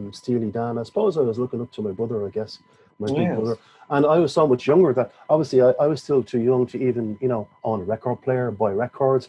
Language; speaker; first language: English; native; English